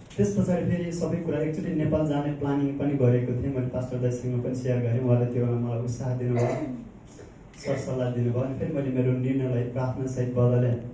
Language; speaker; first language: Nepali; native; Nepali